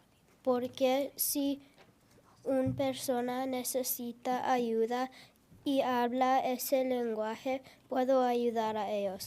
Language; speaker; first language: Spanish; non-native, learner; English